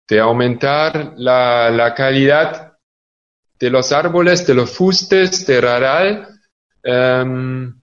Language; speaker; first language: Spanish; non-native, fluent; German